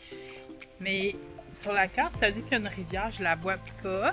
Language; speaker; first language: French; native; French